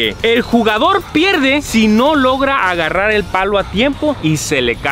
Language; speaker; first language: Spanish; native; Spanish